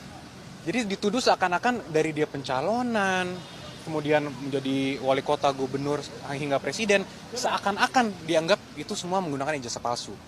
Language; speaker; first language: Indonesian; native; Indonesian